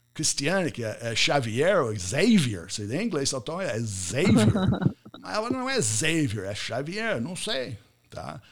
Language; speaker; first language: Portuguese; non-native, fluent; English